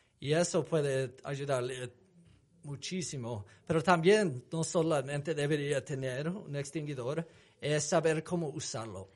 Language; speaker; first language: Spanish; non-native, fluent; English